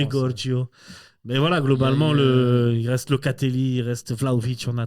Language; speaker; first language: French; native; French